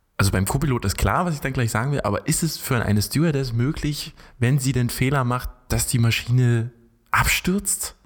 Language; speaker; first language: German; native; German